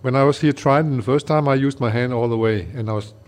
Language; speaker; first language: English; non-native, fluent; Danish